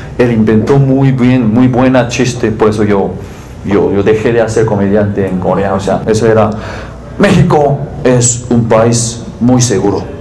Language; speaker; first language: Spanish; non-native, learner; Korean